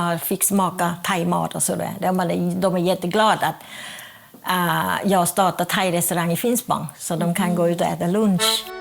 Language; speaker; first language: Swedish; non-native, fluent; Thai